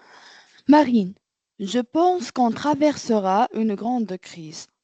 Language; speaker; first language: French; non-native, learner; Arabic